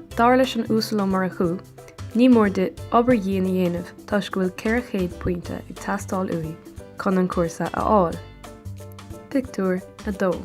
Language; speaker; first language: Irish; non-native, local second language; English